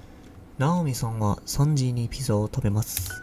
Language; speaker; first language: Japanese; non-native, learner; English